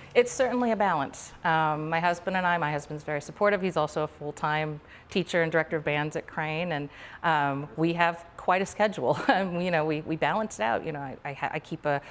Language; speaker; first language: English; native; English